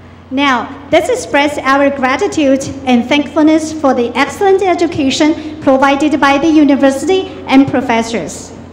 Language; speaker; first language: English; non-native, fluent; Chinese